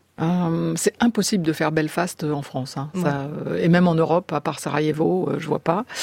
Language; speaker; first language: French; native; French